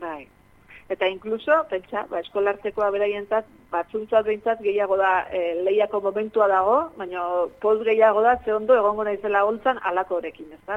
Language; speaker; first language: Basque; native; Basque